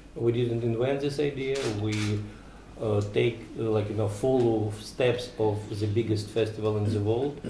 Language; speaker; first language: English; non-native, fluent; Russian